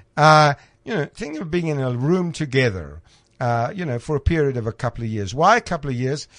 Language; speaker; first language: English; native; English